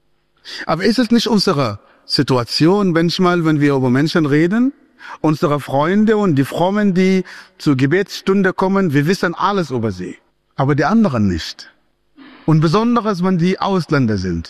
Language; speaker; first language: German; non-native, fluent; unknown